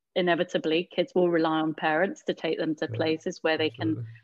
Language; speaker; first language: English; native; English